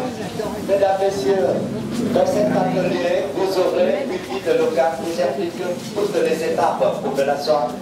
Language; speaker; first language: French; non-native, fluent; Vietnamese